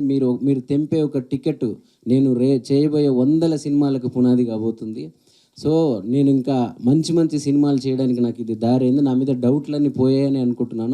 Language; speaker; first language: Telugu; native; Telugu